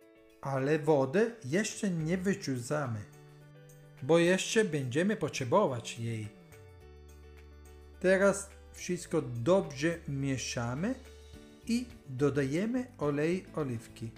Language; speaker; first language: Polish; non-native, learner; Italian